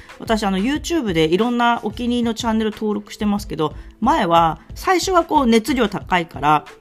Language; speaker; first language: Japanese; native; Japanese